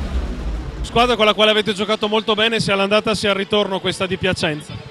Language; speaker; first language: Italian; native; Italian